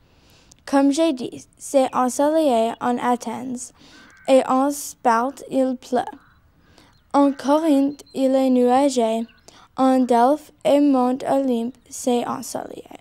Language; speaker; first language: French; non-native, learner; English